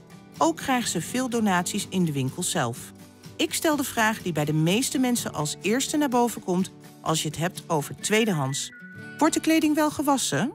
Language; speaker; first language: Dutch; native; Dutch